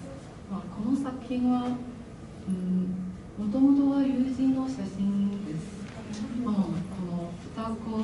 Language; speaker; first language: Japanese; non-native, fluent; Chinese